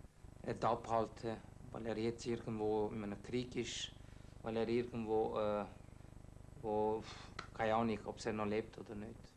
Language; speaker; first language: German; non-native, fluent; Albanian